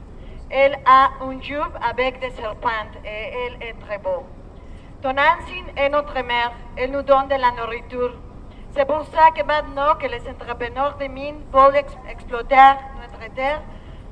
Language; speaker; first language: French; non-native, learner; Spanish